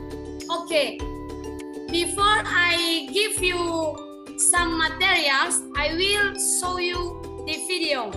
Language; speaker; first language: English; non-native, learner; Indonesian